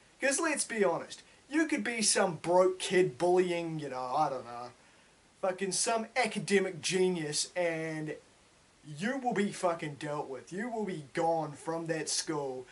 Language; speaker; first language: English; native; English